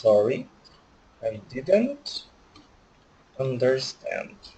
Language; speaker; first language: English; non-native, fluent; Portuguese